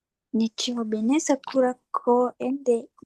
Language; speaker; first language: Japanese; non-native, learner; Sinhala